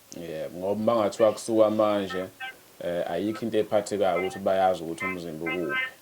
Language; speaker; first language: Zulu; native; Zulu